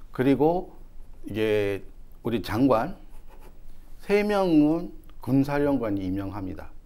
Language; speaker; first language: Korean; non-native, fluent; Burmese